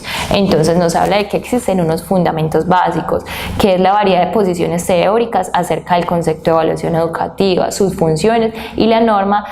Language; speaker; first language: Spanish; native; Spanish